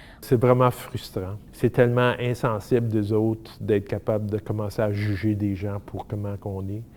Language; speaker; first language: French; native; French